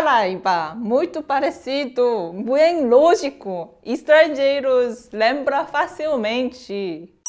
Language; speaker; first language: Portuguese; non-native, learner; Korean